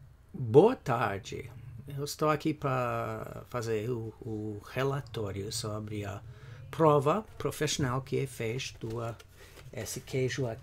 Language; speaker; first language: Portuguese; non-native, fluent; English